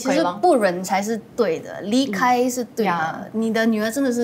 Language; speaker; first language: Chinese; native; Chinese